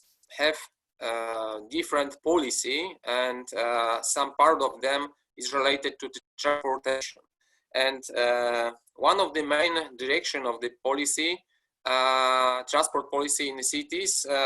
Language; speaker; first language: English; non-native, fluent; Polish